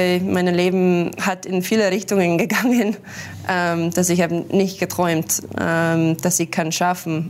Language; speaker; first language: German; non-native, learner; English